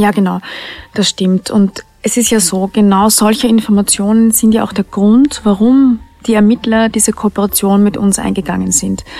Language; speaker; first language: German; native; German